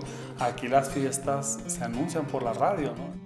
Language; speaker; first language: Spanish; native; Spanish